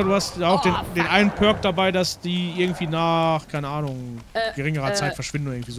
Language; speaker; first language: German; native; German